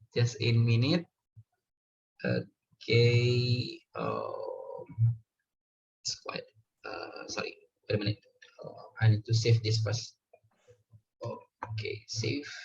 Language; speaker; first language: English; non-native, learner; Indonesian